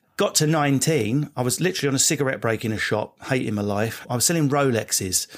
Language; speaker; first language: English; native; English